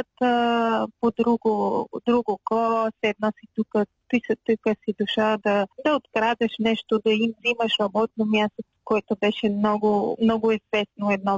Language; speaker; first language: Bulgarian; non-native, fluent; Persian